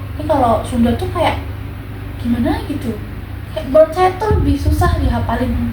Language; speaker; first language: Indonesian; non-native, local second language; Javanese